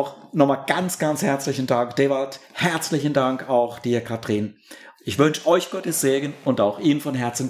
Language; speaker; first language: German; native; German